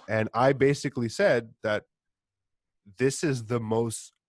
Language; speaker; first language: English; native; English